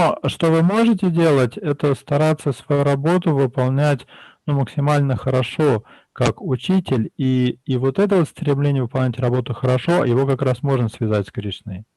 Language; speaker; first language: Russian; native; Russian